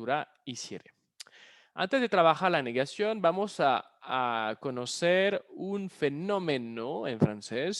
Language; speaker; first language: Spanish; non-native, fluent; French